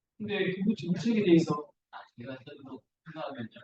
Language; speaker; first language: Korean; native; Korean